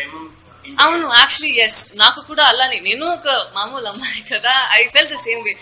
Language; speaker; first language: Telugu; non-native, fluent; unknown